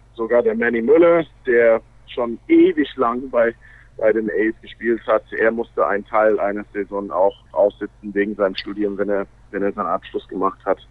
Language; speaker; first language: German; non-native, fluent; English